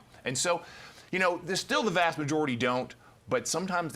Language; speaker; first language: English; native; English